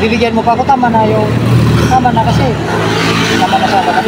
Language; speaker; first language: Filipino; non-native, local second language; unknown